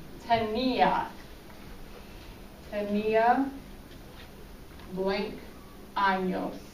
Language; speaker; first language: Spanish; non-native, fluent; English